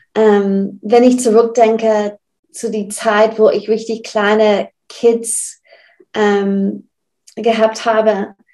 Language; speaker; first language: German; non-native, fluent; English